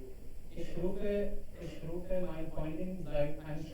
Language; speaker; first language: German; non-native, learner; Hindi